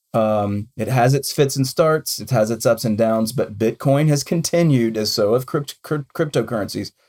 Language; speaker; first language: English; native; English